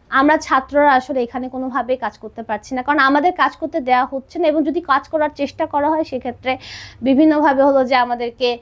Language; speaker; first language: Bangla; non-native, local second language; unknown